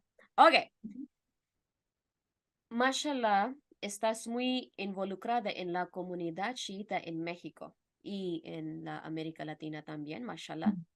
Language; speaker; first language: Spanish; non-native, fluent; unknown